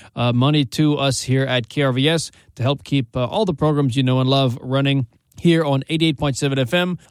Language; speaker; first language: English; native; English